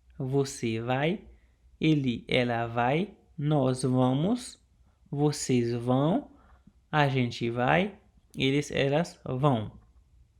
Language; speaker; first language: Portuguese; non-native, local second language; Haitian Creole